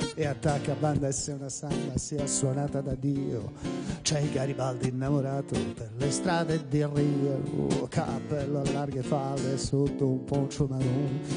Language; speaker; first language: Italian; native; Italian